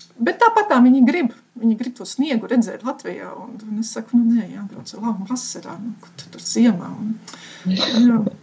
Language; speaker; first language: Latvian; native; Latvian